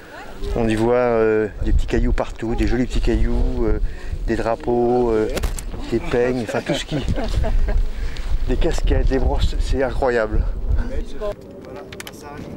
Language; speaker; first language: French; native; French